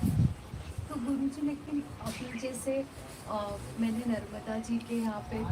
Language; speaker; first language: Hindi; native; Hindi